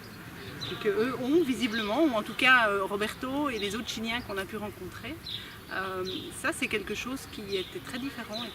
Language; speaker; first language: French; native; French